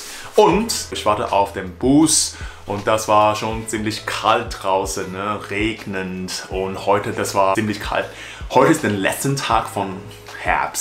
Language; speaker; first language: German; non-native, learner; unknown